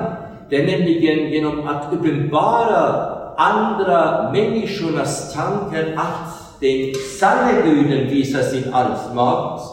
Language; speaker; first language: Swedish; non-native, fluent; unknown